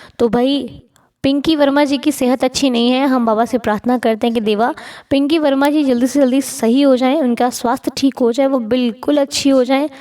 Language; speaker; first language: Hindi; native; Hindi